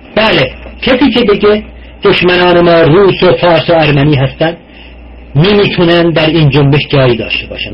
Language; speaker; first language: Persian; non-native, local second language; Azerbaijani